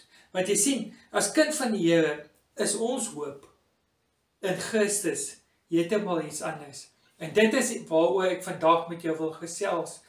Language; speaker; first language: Afrikaans; native; Afrikaans